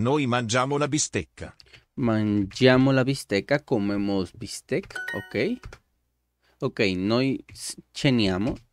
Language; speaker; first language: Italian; non-native, learner; Spanish